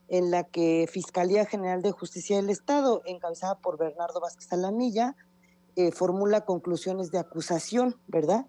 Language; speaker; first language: Spanish; native; Spanish